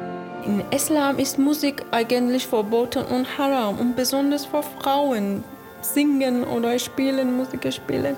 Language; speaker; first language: German; non-native, learner; Persian